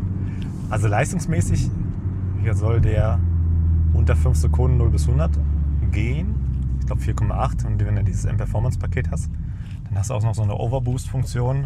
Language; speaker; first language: German; native; German